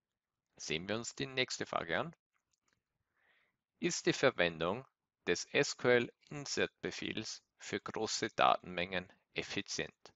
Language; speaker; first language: German; native; German